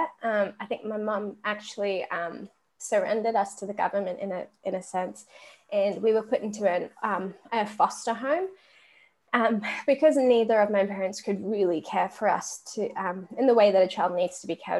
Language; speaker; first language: English; native; English